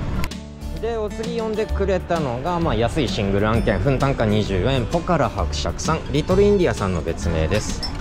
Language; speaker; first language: Japanese; native; Japanese